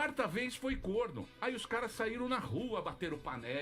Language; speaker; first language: Portuguese; native; Portuguese